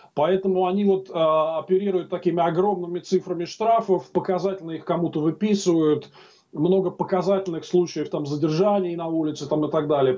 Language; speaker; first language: Russian; native; Russian